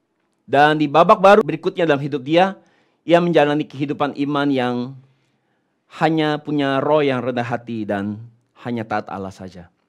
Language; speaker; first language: Indonesian; native; Indonesian